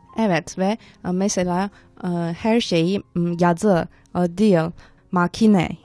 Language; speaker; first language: Turkish; non-native, fluent; Chinese